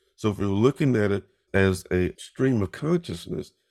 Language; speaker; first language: English; native; English